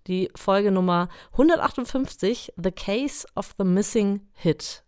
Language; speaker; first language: German; native; German